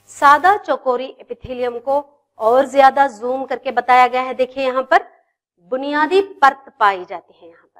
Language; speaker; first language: Urdu; native; Urdu